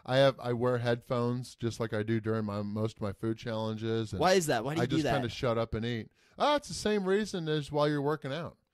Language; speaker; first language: English; native; English